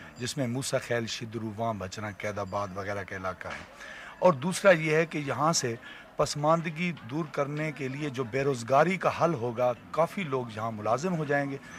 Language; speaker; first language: Urdu; non-native, local second language; Punjabi